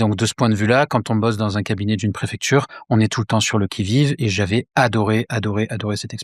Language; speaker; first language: French; native; French